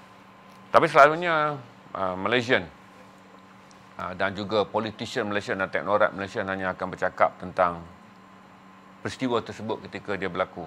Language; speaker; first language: Malay; native; Malay